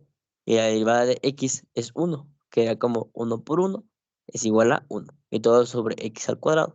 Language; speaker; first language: Spanish; native; Spanish